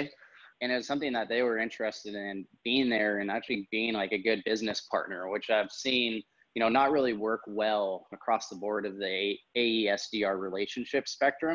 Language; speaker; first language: English; native; English